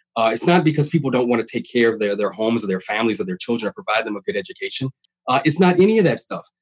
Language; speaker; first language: English; native; English